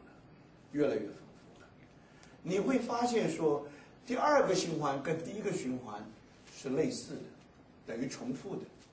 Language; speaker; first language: Chinese; native; Chinese